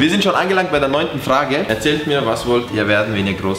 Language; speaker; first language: German; native; German